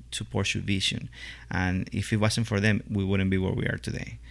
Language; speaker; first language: English; non-native, fluent; Spanish